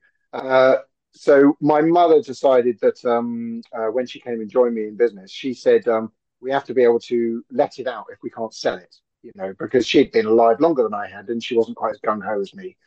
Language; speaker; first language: English; native; English